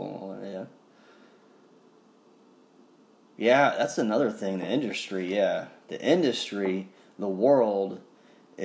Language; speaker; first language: English; native; English